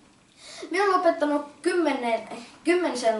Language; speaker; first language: Finnish; non-native, fluent; Russian